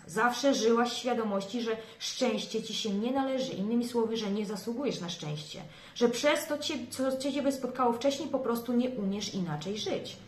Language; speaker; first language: Polish; native; Polish